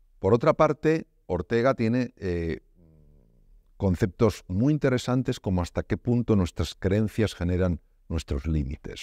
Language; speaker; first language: Spanish; native; Spanish